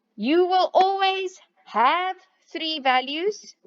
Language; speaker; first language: English; non-native, local second language; Afrikaans